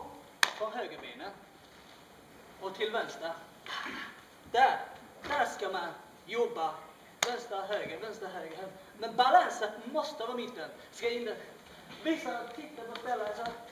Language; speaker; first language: Swedish; non-native, learner; Chinese